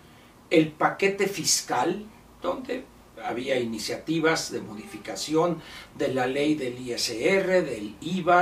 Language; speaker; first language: Spanish; native; Spanish